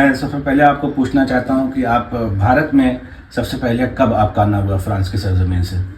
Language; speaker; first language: Hindi; native; Hindi